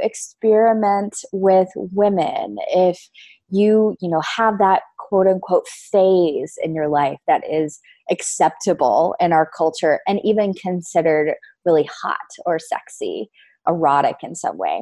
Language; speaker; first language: English; native; English